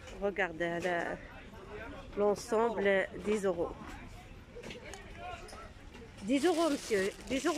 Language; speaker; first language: French; non-native, learner; Arabic